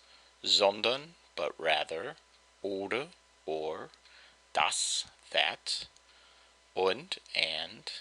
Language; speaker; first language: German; non-native, fluent; English